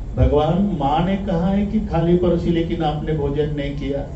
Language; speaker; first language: Hindi; non-native, local second language; Marathi